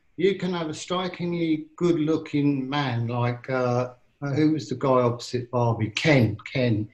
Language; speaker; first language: English; early bilingual, other home language; Hindi